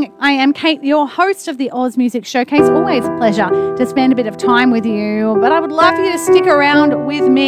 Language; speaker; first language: English; native; English